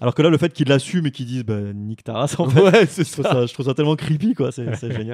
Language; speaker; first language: French; native; French